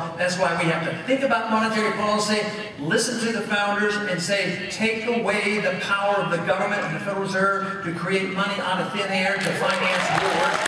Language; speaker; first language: English; native; English